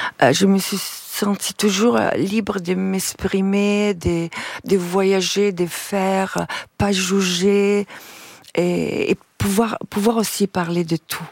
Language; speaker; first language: French; non-native, fluent; Italian